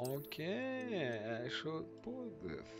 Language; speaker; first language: English; non-native, learner; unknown